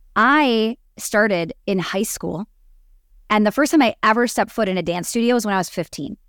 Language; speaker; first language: English; native; English